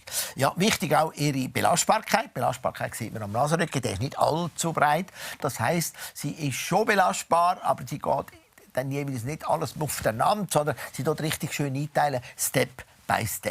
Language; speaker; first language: German; native; German